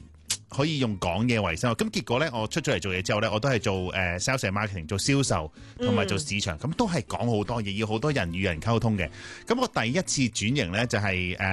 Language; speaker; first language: Cantonese; native; Cantonese